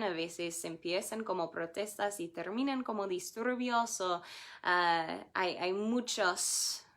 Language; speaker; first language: Spanish; non-native, fluent; English